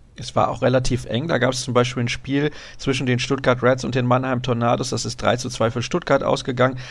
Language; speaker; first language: German; native; German